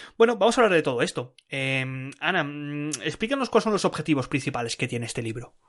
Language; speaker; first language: Spanish; native; Spanish